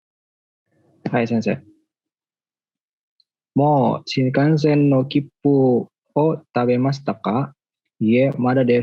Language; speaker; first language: Japanese; non-native, learner; Indonesian